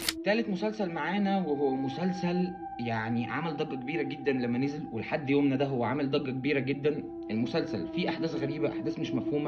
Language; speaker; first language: Arabic; native; Arabic